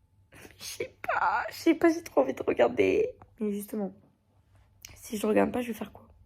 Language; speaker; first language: French; native; French